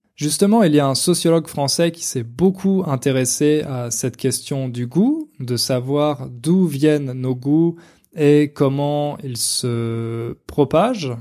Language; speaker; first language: French; native; French